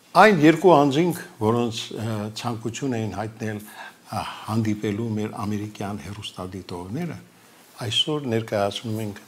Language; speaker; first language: Armenian; native; Armenian